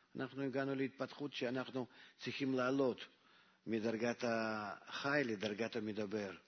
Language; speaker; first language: Hebrew; non-native, fluent; Russian